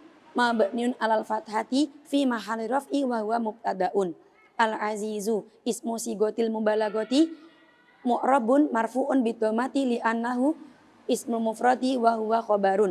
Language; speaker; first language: Arabic; non-native, learner; Indonesian